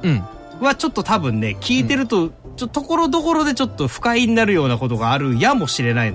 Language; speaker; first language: Japanese; native; Japanese